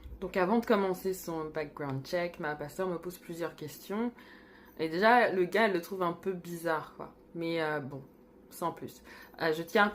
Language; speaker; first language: French; native; French